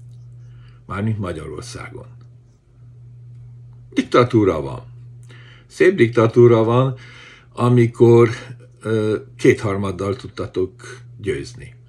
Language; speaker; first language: Hungarian; native; Hungarian